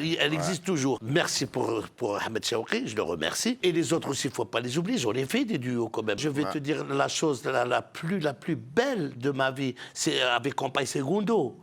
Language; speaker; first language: French; non-native, local second language; Arabic